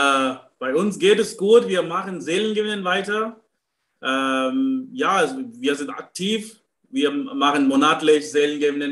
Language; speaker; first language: German; non-native, fluent; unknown